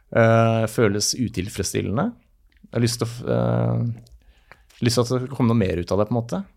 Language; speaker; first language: Norwegian; native; Norwegian